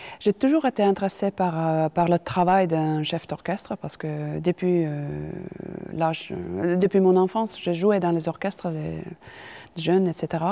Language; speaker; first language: French; non-native, fluent; Finnish